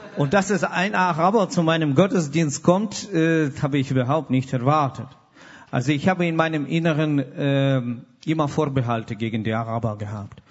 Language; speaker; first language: German; non-native, fluent; Russian